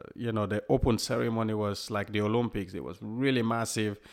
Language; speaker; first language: English; non-native, local second language; Krio